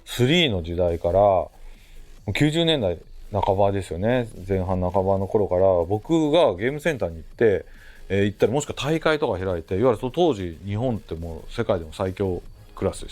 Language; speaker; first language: Japanese; native; Japanese